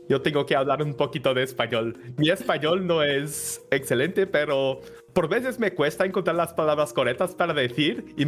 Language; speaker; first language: Spanish; non-native, learner; Portuguese